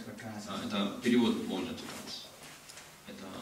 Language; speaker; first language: Russian; non-native, learner; Hindi